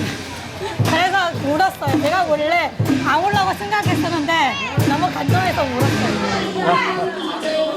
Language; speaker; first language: Korean; non-native, learner; Chinese